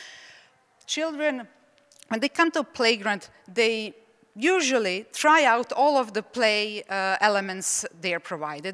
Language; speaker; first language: English; non-native, fluent; Czech